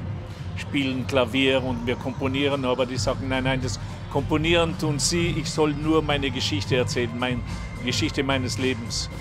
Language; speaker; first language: German; non-native, local second language; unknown